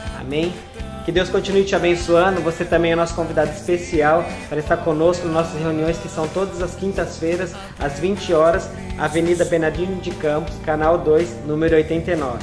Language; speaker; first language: Portuguese; native; Portuguese